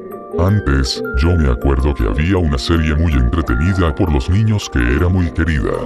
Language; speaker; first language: Spanish; native; Spanish